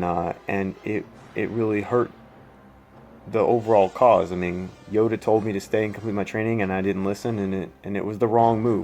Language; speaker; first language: English; native; English